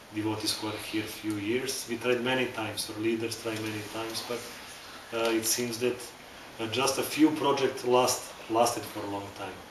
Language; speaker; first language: English; non-native, fluent; Serbian